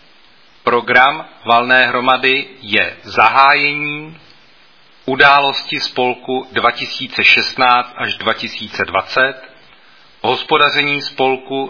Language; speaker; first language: Czech; native; Czech